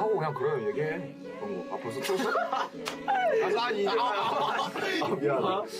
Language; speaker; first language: Korean; native; Korean